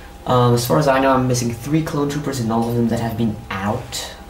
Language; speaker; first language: English; native; English